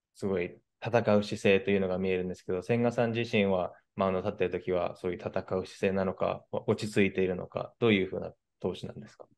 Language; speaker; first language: Japanese; native; Japanese